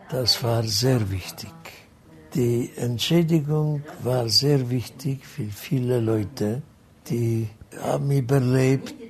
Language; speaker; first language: German; non-native, fluent; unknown